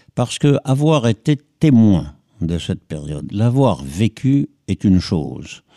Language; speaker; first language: French; native; French